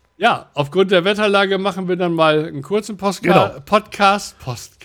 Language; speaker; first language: German; native; German